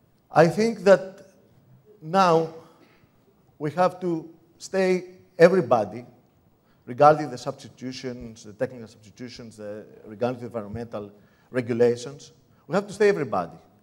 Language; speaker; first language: English; non-native, fluent; Greek